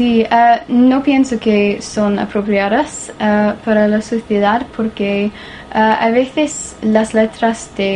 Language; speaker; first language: Spanish; non-native, learner; English